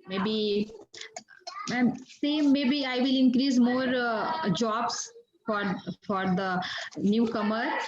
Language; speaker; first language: English; non-native, learner; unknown